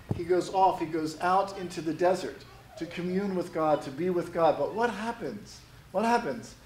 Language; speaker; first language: English; native; English